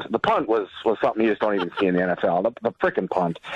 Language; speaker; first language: English; native; English